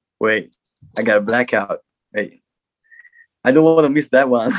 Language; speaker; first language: English; non-native, learner; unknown